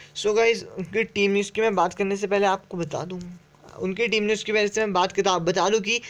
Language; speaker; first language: Hindi; native; Hindi